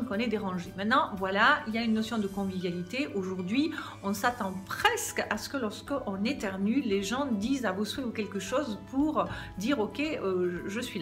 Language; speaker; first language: French; native; French